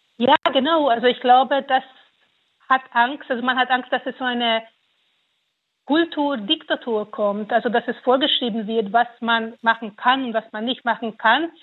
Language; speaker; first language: German; non-native, fluent; Hungarian